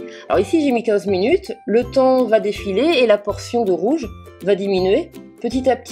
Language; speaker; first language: French; native; French